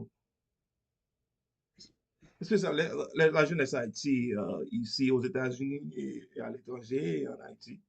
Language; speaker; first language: French; non-native, learner; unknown